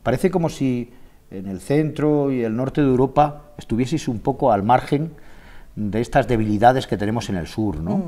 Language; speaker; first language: Spanish; native; Spanish